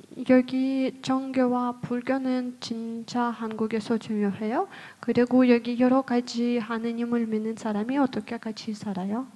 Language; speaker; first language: Korean; non-native, fluent; Russian